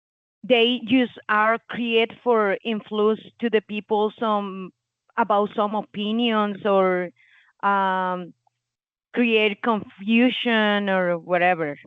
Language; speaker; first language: English; non-native, learner; Spanish